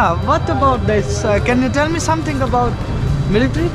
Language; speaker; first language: English; non-native, learner; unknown